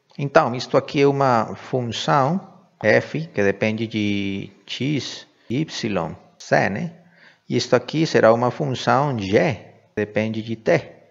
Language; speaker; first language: Portuguese; non-native, fluent; Spanish